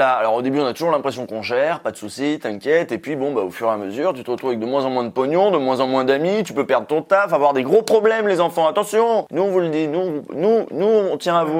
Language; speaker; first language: French; native; French